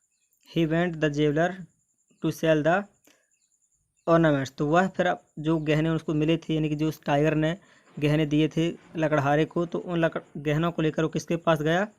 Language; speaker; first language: Hindi; native; Hindi